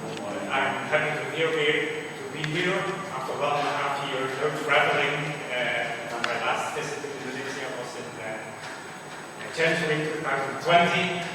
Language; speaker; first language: English; non-native, fluent; Dutch